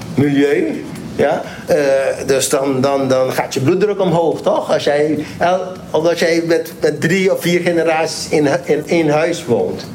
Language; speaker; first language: Dutch; non-native, local second language; Papiamento